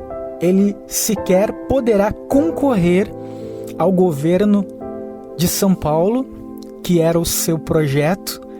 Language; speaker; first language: Portuguese; native; Portuguese